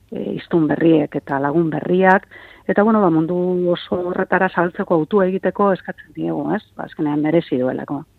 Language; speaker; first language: Basque; native; Basque